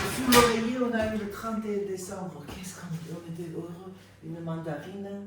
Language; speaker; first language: French; non-native, learner; Armenian